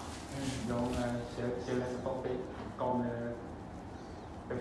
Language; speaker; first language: French; non-native, learner; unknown